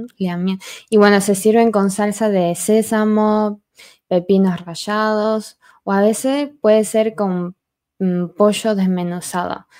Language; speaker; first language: Spanish; native; Spanish